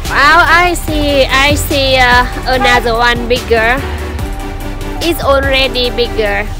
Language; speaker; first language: English; non-native, learner; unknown